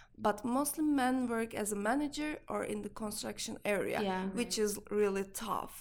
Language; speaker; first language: English; non-native, learner; Turkish